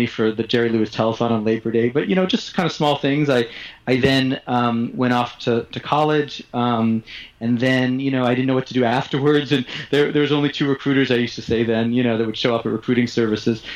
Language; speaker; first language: English; native; English